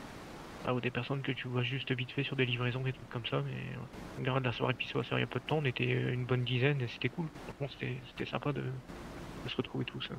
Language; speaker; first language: French; native; French